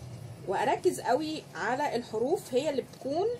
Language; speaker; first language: Arabic; native; Arabic